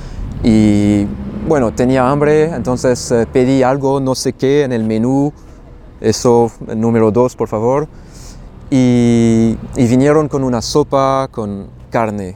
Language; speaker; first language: Spanish; non-native, fluent; French